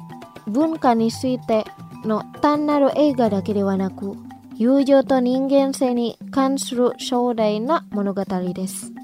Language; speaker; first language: Japanese; non-native, fluent; Indonesian